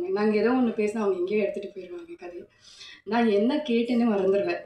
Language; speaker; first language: Tamil; non-native, fluent; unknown